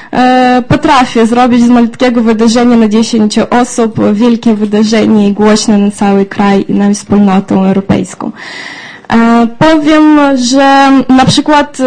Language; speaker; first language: Polish; non-native, fluent; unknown